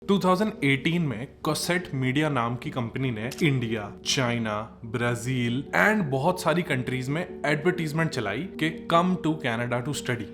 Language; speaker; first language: Hindi; native; Hindi